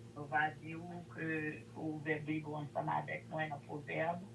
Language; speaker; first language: French; non-native, learner; Haitian Creole